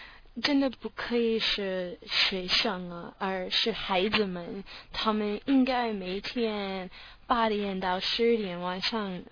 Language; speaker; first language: Chinese; non-native, learner; English